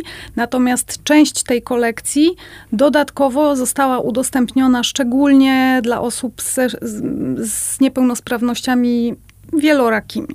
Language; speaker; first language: Polish; native; Polish